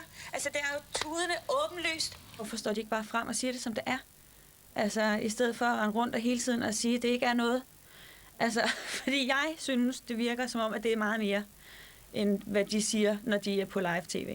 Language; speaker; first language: Danish; native; Danish